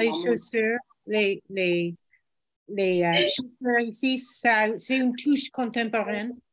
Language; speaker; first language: French; non-native, fluent; English